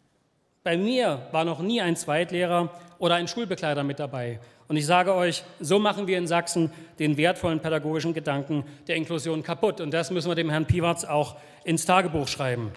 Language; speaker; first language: German; native; German